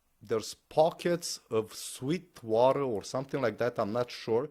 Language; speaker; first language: English; non-native, fluent; Romanian